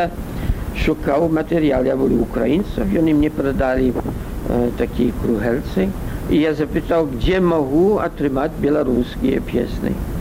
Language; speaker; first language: Belarusian; non-native, learner; French